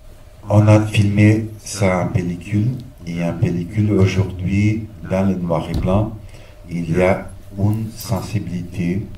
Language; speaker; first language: French; non-native, fluent; Portuguese